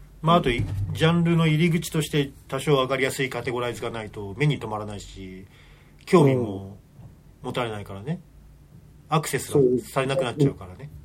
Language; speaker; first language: Japanese; native; Japanese